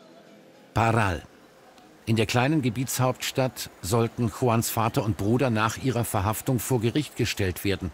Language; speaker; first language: German; native; German